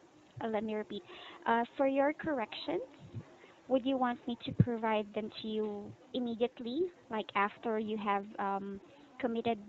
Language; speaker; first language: English; non-native, local second language; Filipino